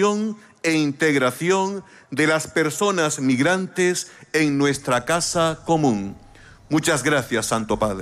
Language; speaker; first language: Spanish; native; Spanish